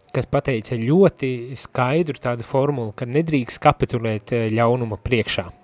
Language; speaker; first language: Latvian; native; Latvian